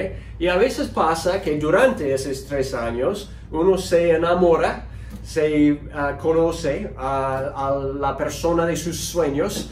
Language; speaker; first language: Spanish; non-native, fluent; English